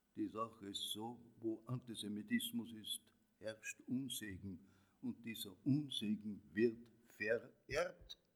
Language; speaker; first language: German; native; German